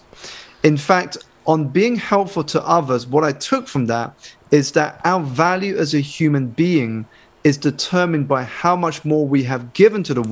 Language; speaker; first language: English; native; English